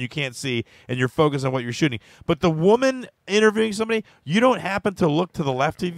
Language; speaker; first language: English; native; English